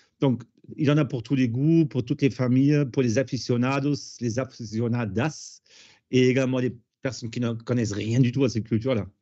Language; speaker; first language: French; non-native, fluent; German